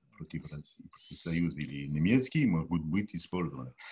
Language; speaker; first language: Russian; non-native, learner; French